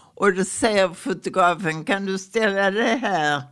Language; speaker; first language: Swedish; native; Swedish